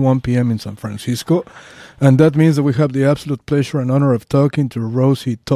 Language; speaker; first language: English; non-native, fluent; Spanish